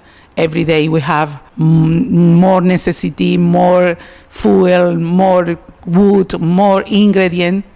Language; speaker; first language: English; non-native, learner; Spanish